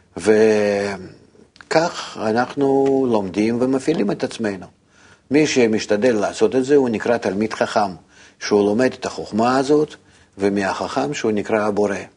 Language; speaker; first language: Hebrew; non-native, fluent; Russian